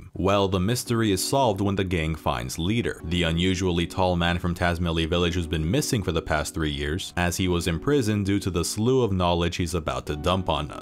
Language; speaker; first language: English; native; English